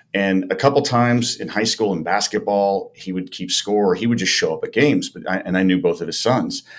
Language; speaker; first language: English; native; English